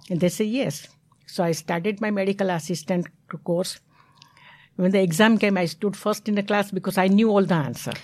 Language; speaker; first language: English; non-native, local second language; Gujarati